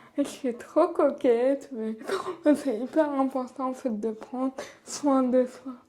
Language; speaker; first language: French; early bilingual, other home language; Arabic